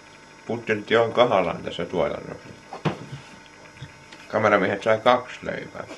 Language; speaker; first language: Finnish; native; Finnish